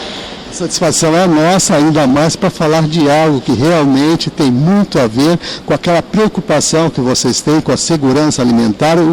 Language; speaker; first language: Portuguese; native; Portuguese